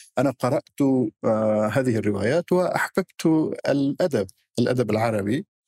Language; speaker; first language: Arabic; non-native, fluent; Turkish